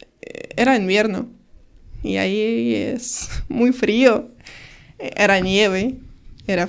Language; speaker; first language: Spanish; non-native, learner; Ukrainian